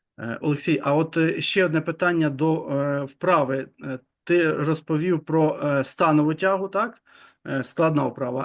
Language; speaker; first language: Ukrainian; native; Ukrainian